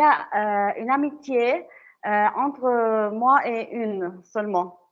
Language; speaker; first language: French; non-native, learner; Arabic